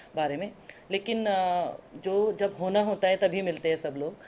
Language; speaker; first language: Hindi; non-native, local second language; Assamese